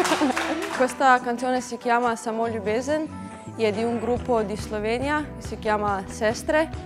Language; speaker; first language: Italian; non-native, learner; Slovenian